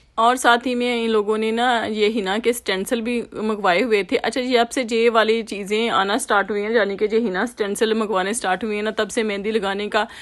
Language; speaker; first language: Urdu; native; Urdu